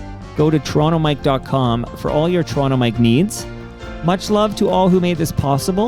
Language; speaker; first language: English; native; English